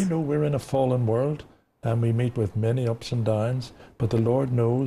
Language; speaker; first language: English; native; English